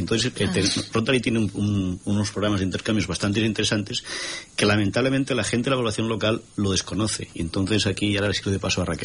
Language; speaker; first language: Spanish; non-native, local second language; Catalan